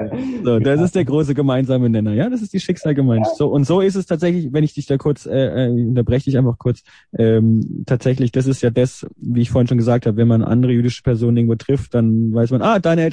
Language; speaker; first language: German; early bilingual, other home language; Hebrew